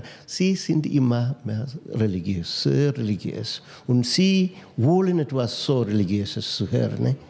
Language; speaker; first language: German; non-native, fluent; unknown